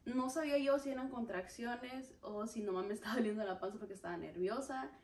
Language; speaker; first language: Spanish; early bilingual, heritage; Spanish